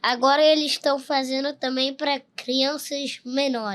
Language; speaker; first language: Portuguese; early bilingual, heritage; Portuguese